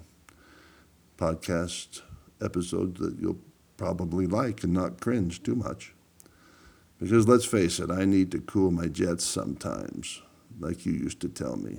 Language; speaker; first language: English; native; English